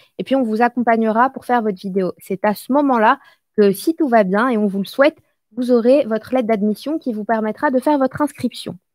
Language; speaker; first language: French; non-native, local second language; Arabic